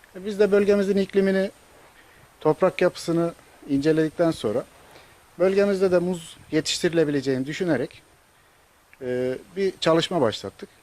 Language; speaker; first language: Turkish; native; Turkish